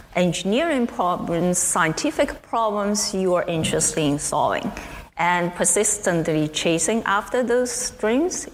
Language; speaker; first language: English; non-native, fluent; Chinese